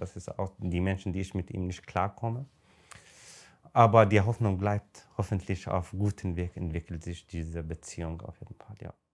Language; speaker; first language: German; non-native, fluent; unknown